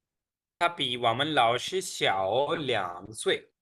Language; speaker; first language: Chinese; non-native, fluent; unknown